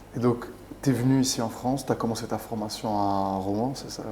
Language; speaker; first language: French; native; French